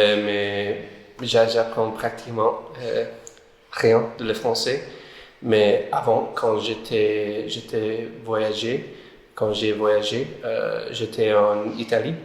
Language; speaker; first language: French; non-native, learner; English